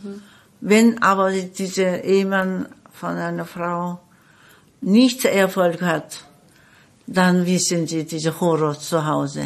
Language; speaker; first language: German; non-native, fluent; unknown